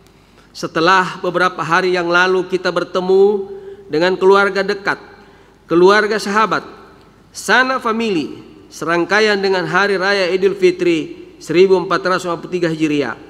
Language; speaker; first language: Indonesian; native; Indonesian